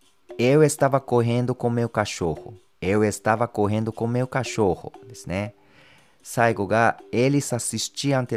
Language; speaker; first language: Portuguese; non-native, fluent; Japanese